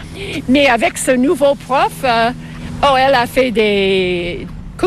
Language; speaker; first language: French; non-native, local second language; English